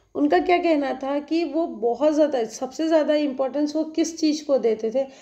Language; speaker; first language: Hindi; non-native, local second language; Marathi